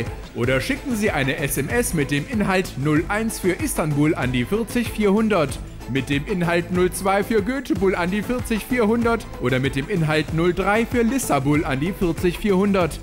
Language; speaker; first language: German; native; German